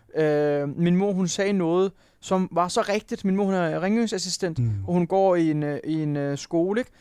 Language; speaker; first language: Danish; non-native, fluent; Turkish